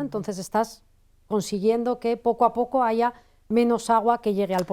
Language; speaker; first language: Spanish; native; Spanish